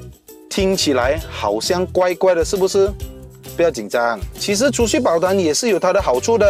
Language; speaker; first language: Chinese; native; Chinese